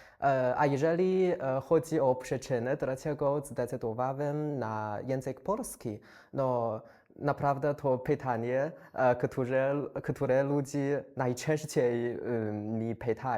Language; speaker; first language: Polish; non-native, fluent; Chinese